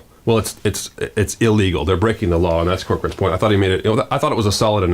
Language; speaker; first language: English; native; English